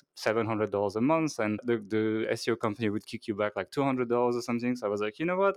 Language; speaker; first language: English; non-native, fluent; French